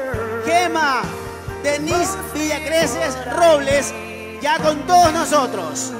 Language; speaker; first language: Spanish; native; Spanish